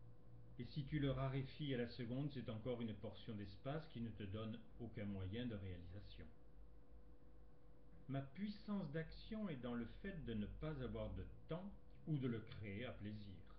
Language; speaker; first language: French; native; French